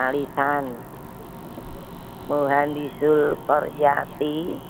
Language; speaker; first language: Arabic; non-native, learner; Indonesian